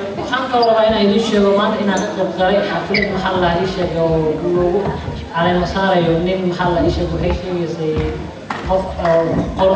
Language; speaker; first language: Swedish; non-native, learner; Somali